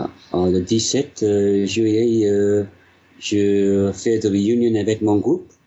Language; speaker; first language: French; non-native, learner; English